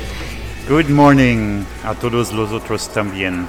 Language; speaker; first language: Spanish; non-native, learner; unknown